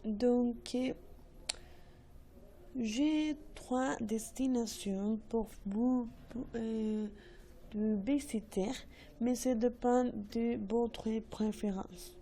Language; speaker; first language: French; non-native, learner; Spanish